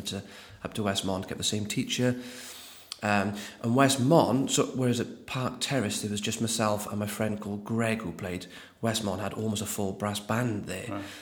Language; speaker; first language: English; native; English